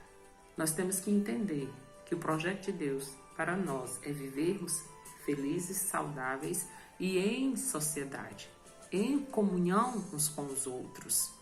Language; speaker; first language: Portuguese; native; Portuguese